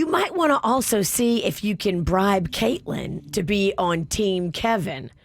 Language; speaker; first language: English; native; English